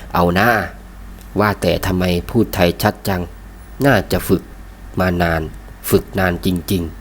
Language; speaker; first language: Thai; native; Thai